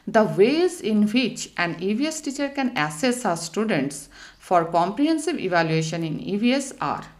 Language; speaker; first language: English; non-native, local second language; Bangla